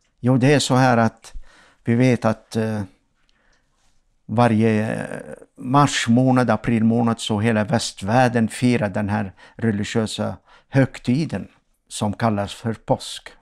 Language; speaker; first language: Swedish; non-native, fluent; Arabic